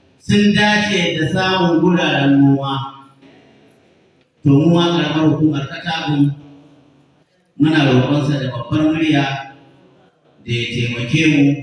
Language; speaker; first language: Hausa; native; Hausa